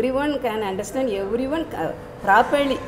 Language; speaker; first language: English; non-native, local second language; Tamil